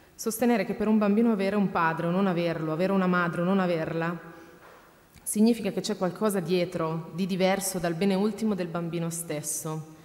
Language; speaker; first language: Italian; native; Italian